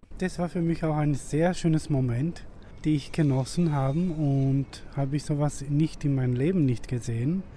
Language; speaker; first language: German; non-native, learner; Romanian